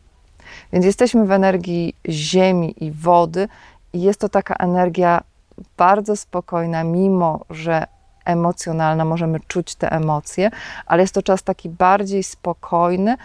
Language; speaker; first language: Polish; native; Polish